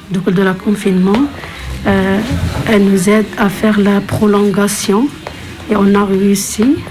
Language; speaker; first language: French; non-native, learner; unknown